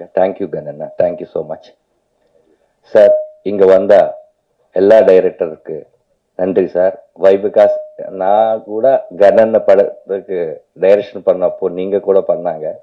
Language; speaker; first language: Tamil; non-native, learner; Telugu